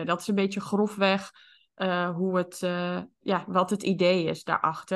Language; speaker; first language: Dutch; native; Dutch